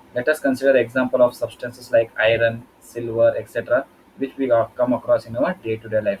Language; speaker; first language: English; non-native, local second language; Kannada